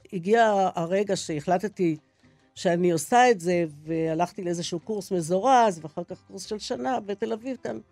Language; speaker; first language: Hebrew; early bilingual, other home language; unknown